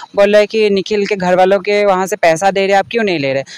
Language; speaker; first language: Hindi; non-native, local second language; Assamese